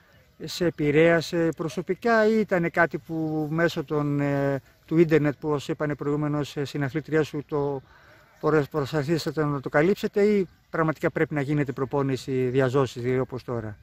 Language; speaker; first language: Greek; native; Greek